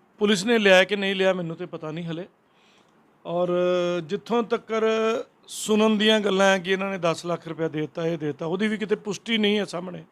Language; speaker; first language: Hindi; non-native, local second language; Punjabi